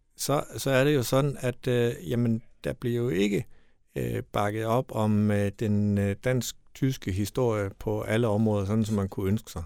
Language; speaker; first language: Danish; native; Danish